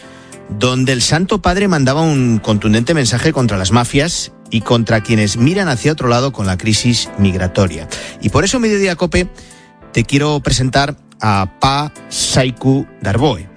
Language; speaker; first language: Spanish; native; Spanish